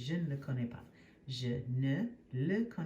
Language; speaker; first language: French; non-native, fluent; English